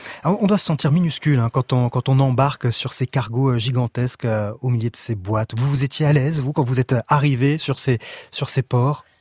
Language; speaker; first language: French; native; French